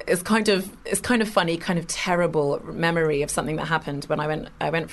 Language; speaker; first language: English; native; English